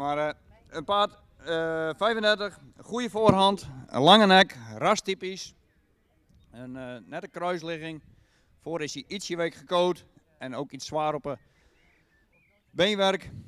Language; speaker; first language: Dutch; native; Dutch